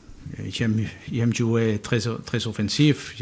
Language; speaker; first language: French; non-native, learner; Spanish